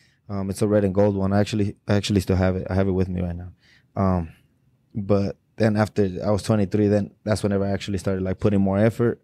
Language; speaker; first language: English; early bilingual, other home language; Spanish